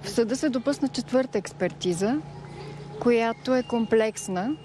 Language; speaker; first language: Bulgarian; native; Bulgarian